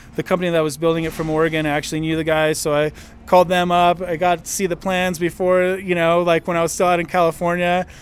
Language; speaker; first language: English; native; English